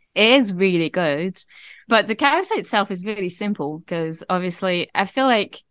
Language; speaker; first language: English; non-native, fluent; French